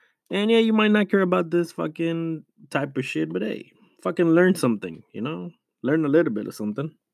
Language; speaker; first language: English; early bilingual, other home language; Spanish